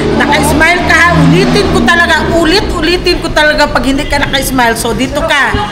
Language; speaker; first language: Filipino; non-native, local second language; Cebuano